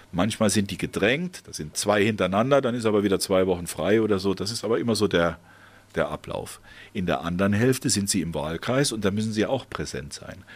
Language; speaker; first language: German; native; German